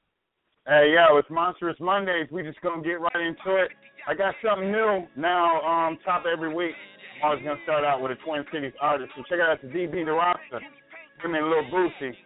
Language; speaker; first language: English; native; English